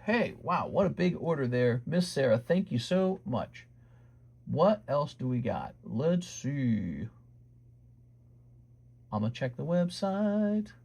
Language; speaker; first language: English; native; English